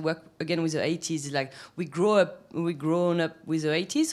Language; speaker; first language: English; non-native, fluent; French